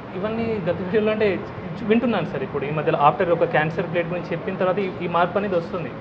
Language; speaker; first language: Telugu; non-native, fluent; Hindi